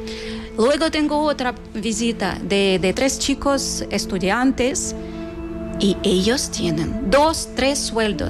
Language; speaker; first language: Spanish; non-native, fluent; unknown